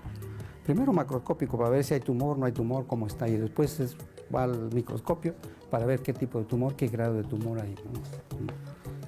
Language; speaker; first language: Spanish; native; Spanish